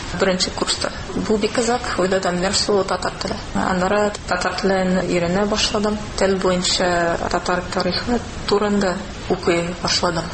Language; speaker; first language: Tatar; non-native, fluent; English